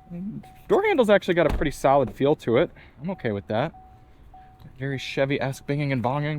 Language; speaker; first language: English; native; English